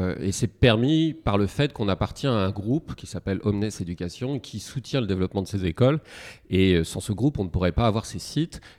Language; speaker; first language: French; native; French